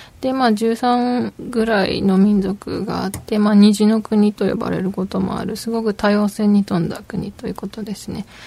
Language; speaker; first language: Japanese; native; Japanese